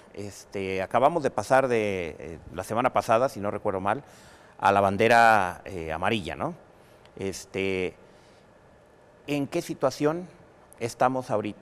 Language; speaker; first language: Spanish; native; Spanish